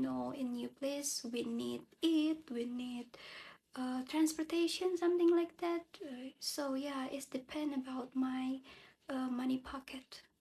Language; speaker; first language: English; non-native, learner; Indonesian